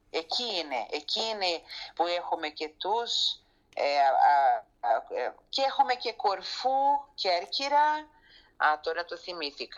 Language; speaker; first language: Greek; early bilingual, heritage; Greek